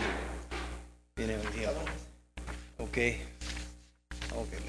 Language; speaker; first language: Spanish; non-native, learner; English